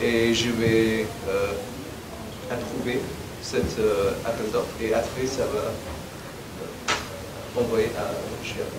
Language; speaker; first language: French; non-native, learner; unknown